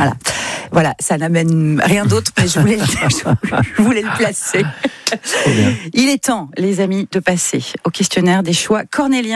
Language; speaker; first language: French; native; French